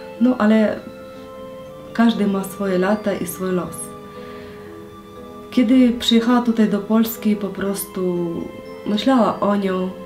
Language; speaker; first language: Polish; non-native, learner; Ukrainian